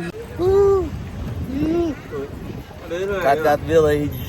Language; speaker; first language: English; non-native, fluent; Filipino